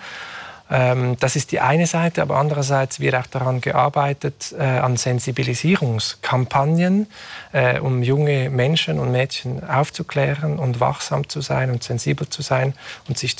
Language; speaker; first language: German; native; German